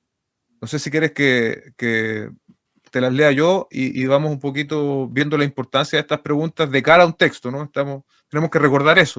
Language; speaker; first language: Spanish; native; Spanish